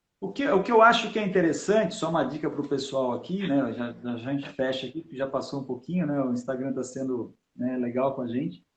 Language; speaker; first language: Portuguese; native; Portuguese